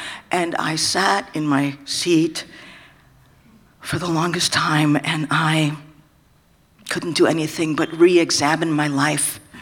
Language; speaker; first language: English; native; English